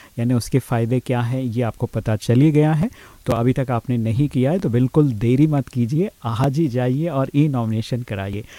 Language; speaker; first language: Hindi; native; Hindi